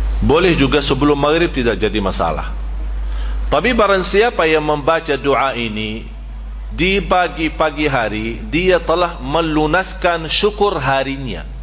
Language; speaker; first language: Malay; non-native, fluent; Arabic